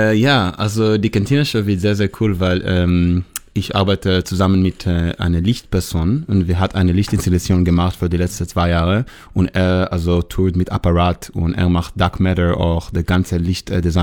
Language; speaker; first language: German; non-native, learner; Hebrew